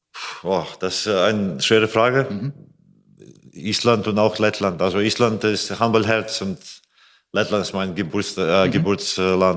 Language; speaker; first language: German; non-native, fluent; Latvian